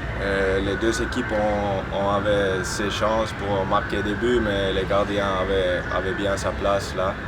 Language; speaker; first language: French; non-native, fluent; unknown